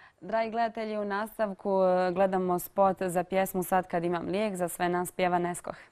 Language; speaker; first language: Bosnian; native; Bosnian